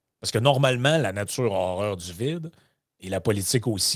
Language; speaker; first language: French; native; French